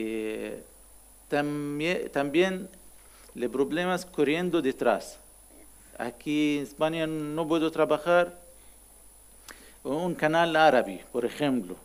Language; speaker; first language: Spanish; non-native, learner; Arabic